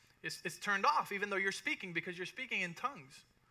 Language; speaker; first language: English; native; English